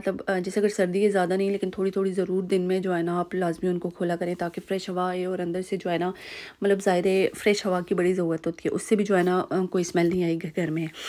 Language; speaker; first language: Urdu; native; Urdu